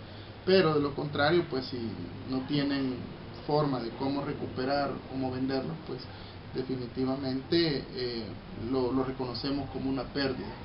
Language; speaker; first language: Spanish; native; Spanish